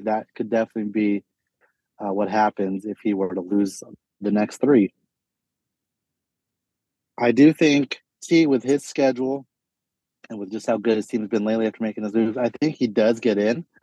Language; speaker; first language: English; native; English